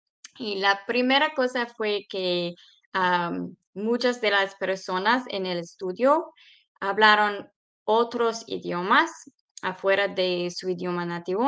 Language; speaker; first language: Spanish; non-native, fluent; English